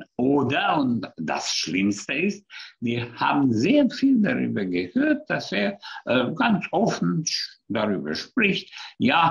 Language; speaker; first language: German; non-native, fluent; Hungarian